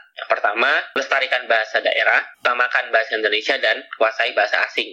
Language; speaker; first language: Indonesian; native; Indonesian